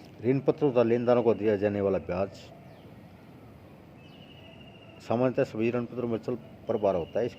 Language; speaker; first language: Hindi; native; Hindi